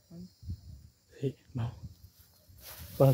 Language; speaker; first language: Spanish; native; Spanish